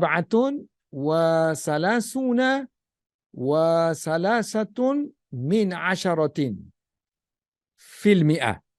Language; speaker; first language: Arabic; non-native, fluent; Malay